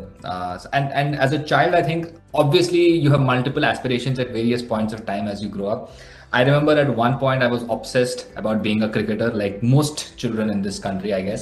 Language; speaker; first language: English; non-native, local second language; Telugu